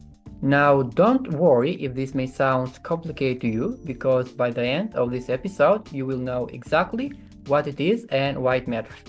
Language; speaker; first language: English; non-native, fluent; Albanian